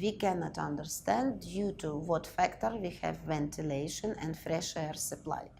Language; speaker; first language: English; non-native, learner; Russian